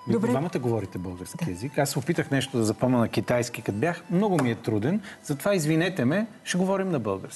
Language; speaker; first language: Bulgarian; native; Bulgarian